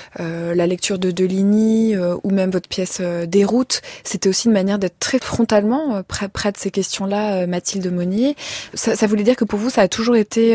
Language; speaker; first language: French; native; French